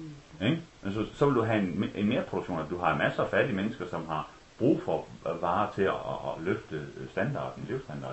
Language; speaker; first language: Danish; native; Danish